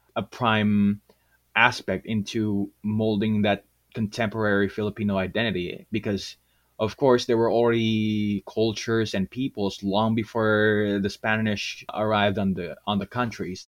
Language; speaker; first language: English; non-native, local second language; Filipino